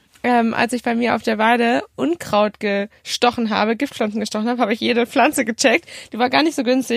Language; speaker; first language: German; native; German